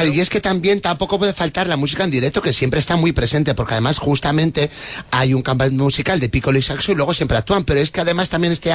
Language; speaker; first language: Spanish; native; Spanish